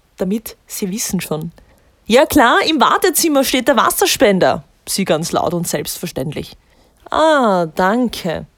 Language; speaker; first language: German; native; German